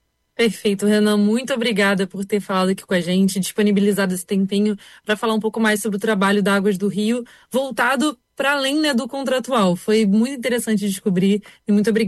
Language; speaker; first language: Portuguese; native; Portuguese